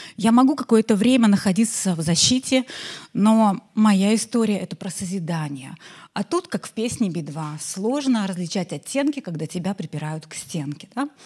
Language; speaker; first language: Russian; native; Russian